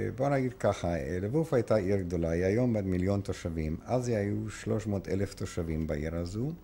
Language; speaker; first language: Hebrew; non-native, fluent; Ukrainian